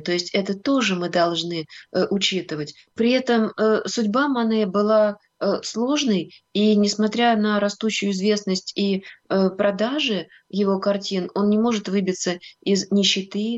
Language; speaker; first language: Russian; native; Russian